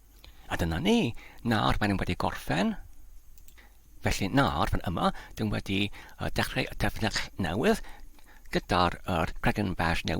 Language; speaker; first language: Welsh; non-native, learner; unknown